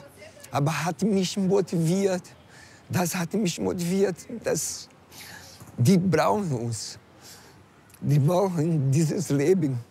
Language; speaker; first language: German; non-native, fluent; Portuguese